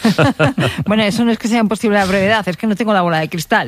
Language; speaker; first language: Spanish; native; Spanish